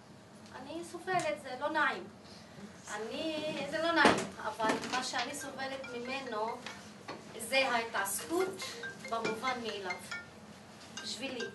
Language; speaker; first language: Hebrew; non-native, local second language; Arabic